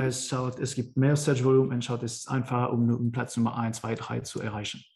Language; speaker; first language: German; non-native, learner; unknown